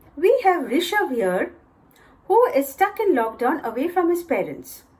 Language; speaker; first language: English; non-native, local second language; Bangla